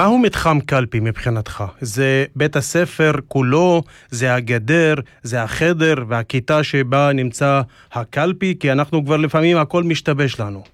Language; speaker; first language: Hebrew; non-native, local second language; Arabic